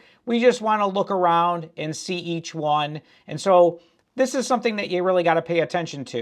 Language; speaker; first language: English; native; English